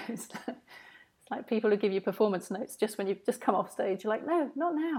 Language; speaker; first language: English; native; English